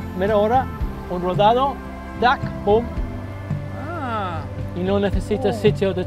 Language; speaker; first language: Spanish; non-native, learner; English